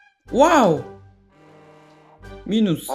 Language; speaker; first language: English; non-native, learner; Kazakh